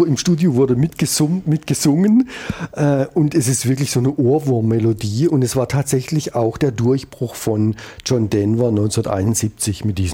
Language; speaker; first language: German; native; German